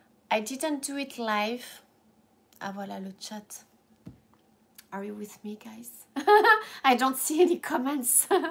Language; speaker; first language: English; non-native, fluent; French